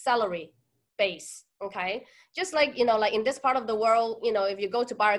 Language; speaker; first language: English; non-native, local second language; Cantonese